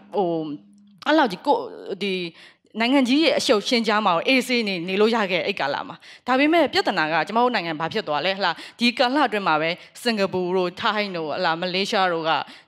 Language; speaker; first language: Burmese; native; Burmese